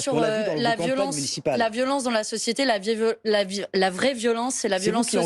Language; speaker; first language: French; native; French